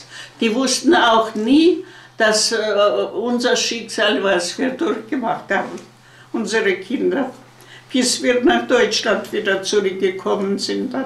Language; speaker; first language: German; early bilingual, heritage; German